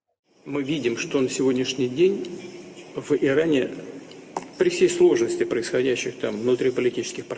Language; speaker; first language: Russian; native; Russian